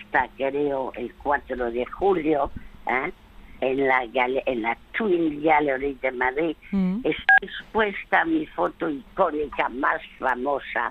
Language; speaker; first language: Spanish; early bilingual, other home language; French